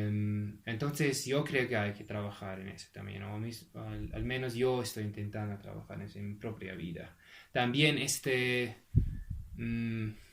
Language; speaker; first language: Spanish; non-native, fluent; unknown